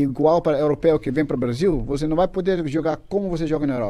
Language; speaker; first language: Portuguese; non-native, fluent; Dutch